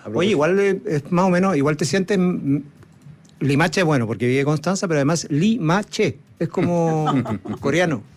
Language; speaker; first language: Spanish; native; Spanish